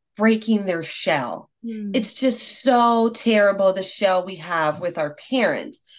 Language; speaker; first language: English; non-native, fluent; Spanish